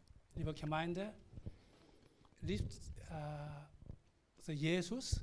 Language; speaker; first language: German; non-native, learner; Korean